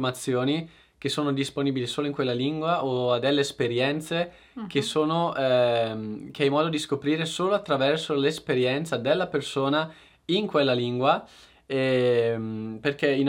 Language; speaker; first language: Italian; native; Italian